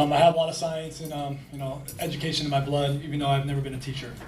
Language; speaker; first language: English; native; English